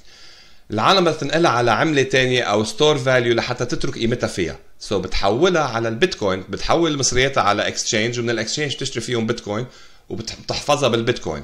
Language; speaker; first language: Arabic; native; Arabic